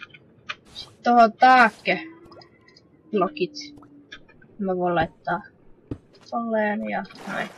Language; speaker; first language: Finnish; native; Finnish